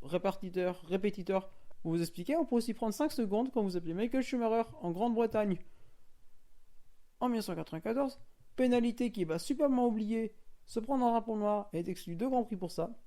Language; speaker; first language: French; native; French